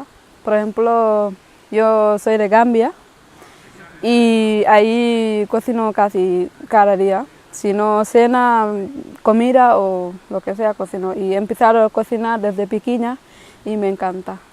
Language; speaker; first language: Spanish; non-native, fluent; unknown